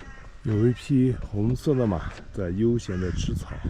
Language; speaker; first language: Chinese; native; Chinese